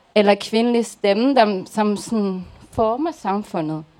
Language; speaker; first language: Danish; early bilingual, other home language; Japanese